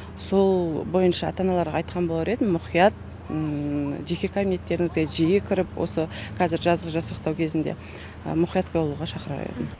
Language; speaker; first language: Kazakh; native; Kazakh